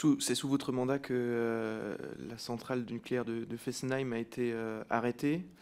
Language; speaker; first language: French; native; French